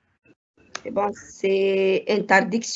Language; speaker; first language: French; non-native, fluent; Arabic